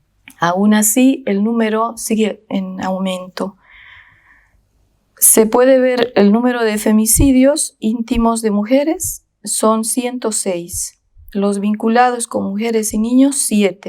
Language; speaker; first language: Spanish; native; Spanish